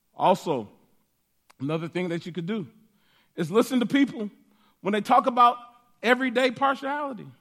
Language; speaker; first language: English; native; English